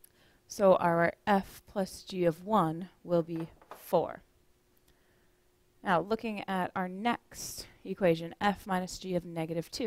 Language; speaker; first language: English; native; English